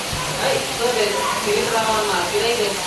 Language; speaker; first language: Japanese; non-native, learner; Indonesian